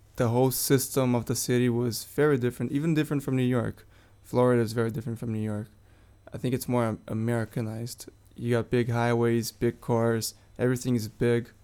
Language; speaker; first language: English; non-native, fluent; Portuguese